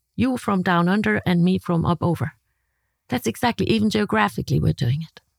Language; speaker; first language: English; non-native, fluent; German